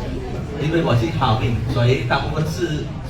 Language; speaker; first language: Chinese; non-native, learner; Khmer